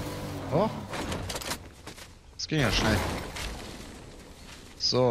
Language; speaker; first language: German; native; German